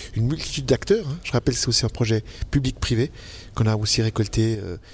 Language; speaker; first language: French; native; French